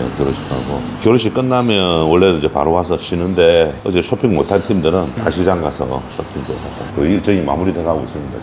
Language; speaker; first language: Korean; native; Korean